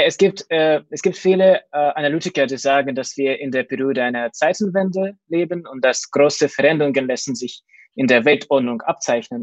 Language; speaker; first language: German; non-native, fluent; Russian